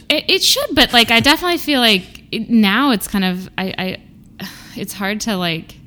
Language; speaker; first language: English; native; English